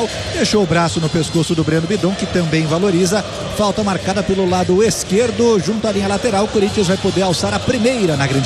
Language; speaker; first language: Portuguese; native; Portuguese